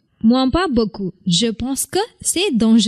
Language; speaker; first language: French; non-native, learner; Tamil